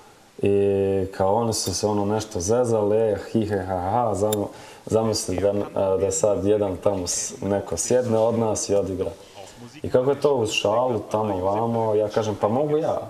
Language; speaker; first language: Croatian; early bilingual, heritage; Croatian